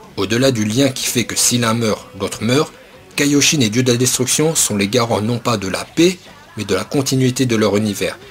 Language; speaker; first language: French; native; French